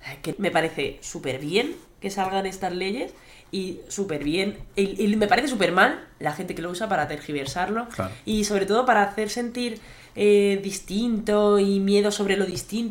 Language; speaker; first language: Spanish; native; Spanish